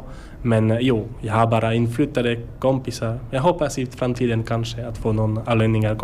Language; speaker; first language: Swedish; non-native, learner; French